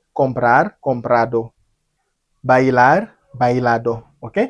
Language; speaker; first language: Spanish; non-native, fluent; Haitian Creole